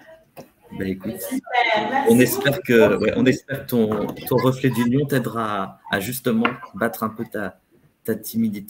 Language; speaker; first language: French; native; French